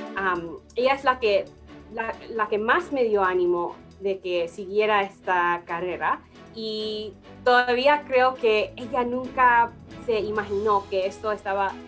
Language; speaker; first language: Spanish; early bilingual, heritage; Spanish